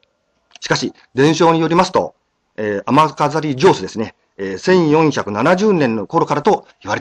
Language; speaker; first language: Japanese; native; Japanese